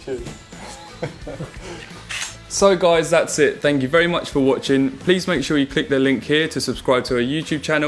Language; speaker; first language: English; native; English